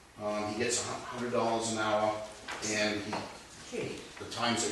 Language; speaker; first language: English; native; English